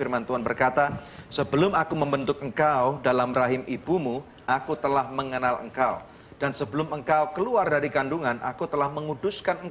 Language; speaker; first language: Indonesian; native; Indonesian